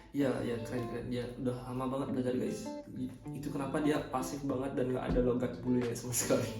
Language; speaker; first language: Indonesian; native; Indonesian